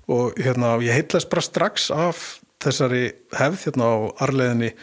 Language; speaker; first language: Icelandic; native; Icelandic